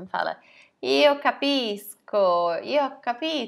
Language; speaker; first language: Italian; non-native, fluent; Portuguese